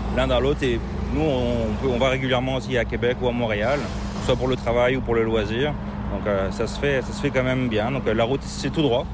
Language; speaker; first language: French; native; French